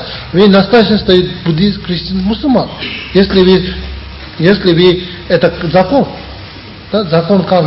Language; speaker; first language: Russian; non-native, learner; Tibetan